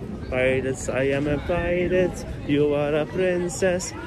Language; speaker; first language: English; non-native, learner; Dutch